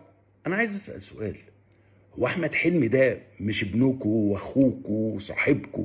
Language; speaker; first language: Arabic; native; Arabic